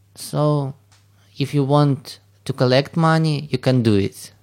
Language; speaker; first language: English; non-native, learner; Russian